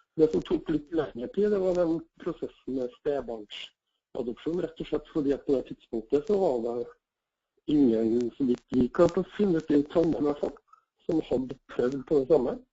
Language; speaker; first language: Norwegian; native; Norwegian